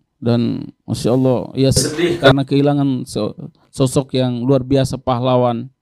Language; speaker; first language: Indonesian; non-native, local second language; Tetum